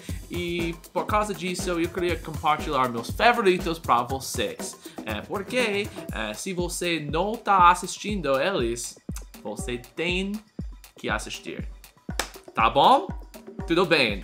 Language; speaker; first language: Portuguese; non-native, learner; English